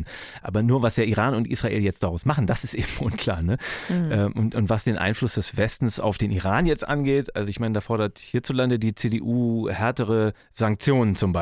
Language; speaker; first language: German; native; German